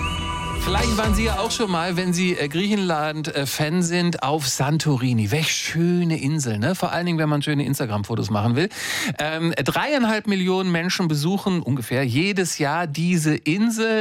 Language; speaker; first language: German; native; German